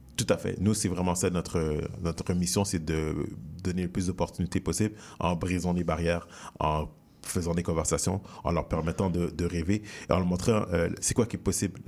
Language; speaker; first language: French; native; French